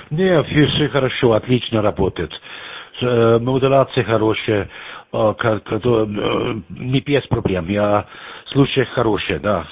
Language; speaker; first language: Russian; non-native, learner; German